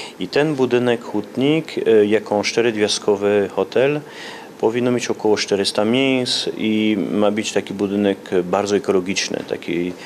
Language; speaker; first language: Polish; early bilingual, heritage; Polish